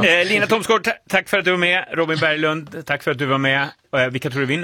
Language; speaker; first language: Swedish; native; Swedish